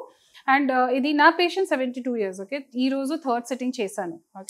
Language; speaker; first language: Telugu; non-native, fluent; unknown